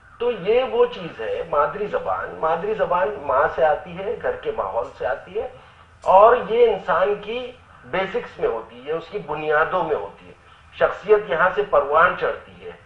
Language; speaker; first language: Urdu; native; Urdu